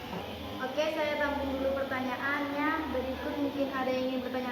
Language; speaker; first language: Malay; non-native, local second language; Madurese